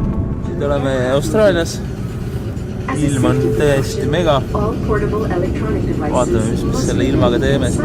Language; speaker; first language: Estonian; native; Estonian